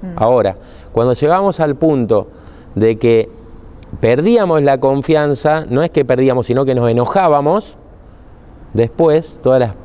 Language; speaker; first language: Spanish; native; Spanish